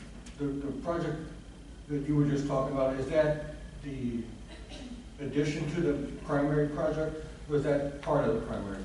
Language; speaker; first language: English; native; English